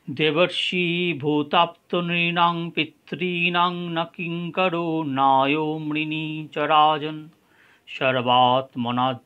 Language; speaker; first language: Hindi; non-native, local second language; Bangla